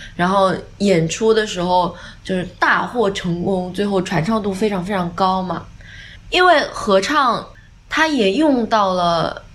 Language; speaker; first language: Chinese; non-native, local second language; Wu Chinese